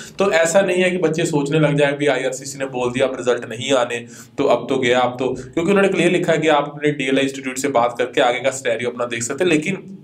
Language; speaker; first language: Hindi; non-native, local second language; Punjabi